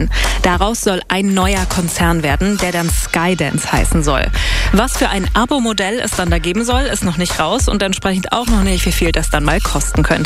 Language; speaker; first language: German; native; German